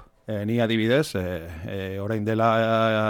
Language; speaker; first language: Basque; non-native, local second language; Spanish